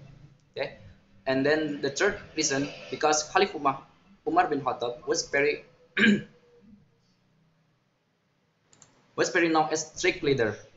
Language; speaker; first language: English; non-native, learner; Indonesian